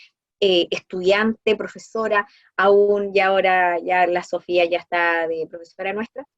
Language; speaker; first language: Spanish; native; Spanish